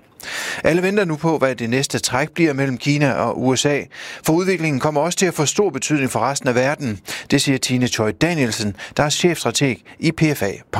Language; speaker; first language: Danish; native; Danish